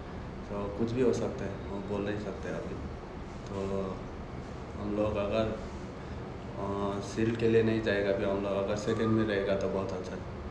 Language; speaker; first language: Hindi; non-native, local second language; Nepali